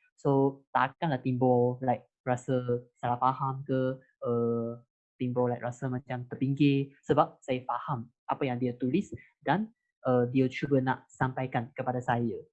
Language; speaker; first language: Malay; non-native, local second language; Chinese